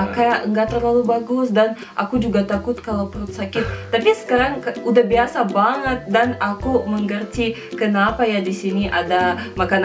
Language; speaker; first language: Indonesian; non-native, fluent; Russian